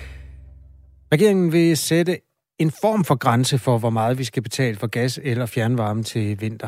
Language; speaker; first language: Danish; native; Danish